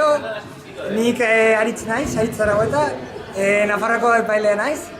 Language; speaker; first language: Basque; non-native, local second language; Spanish